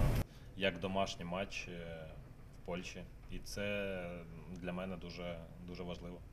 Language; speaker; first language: Polish; non-native, learner; Ukrainian